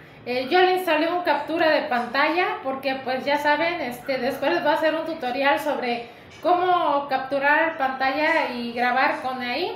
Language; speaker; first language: Spanish; native; Spanish